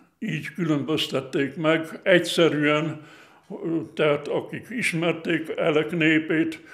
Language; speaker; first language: Hungarian; non-native, local second language; German